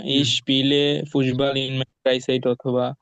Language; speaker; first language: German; non-native, learner; Bangla